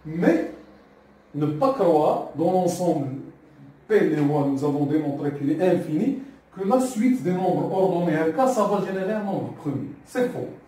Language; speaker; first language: French; non-native, local second language; Arabic